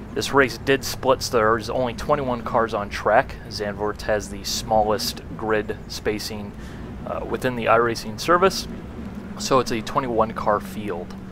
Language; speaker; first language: English; native; English